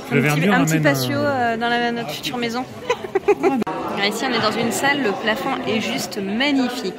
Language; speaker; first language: French; native; French